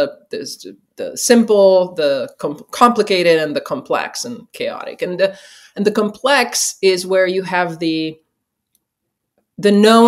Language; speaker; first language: English; non-native, fluent; Czech